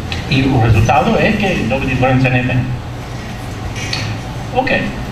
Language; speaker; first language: Portuguese; non-native, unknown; English